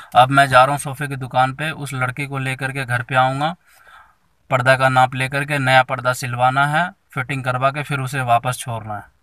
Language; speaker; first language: Hindi; native; Hindi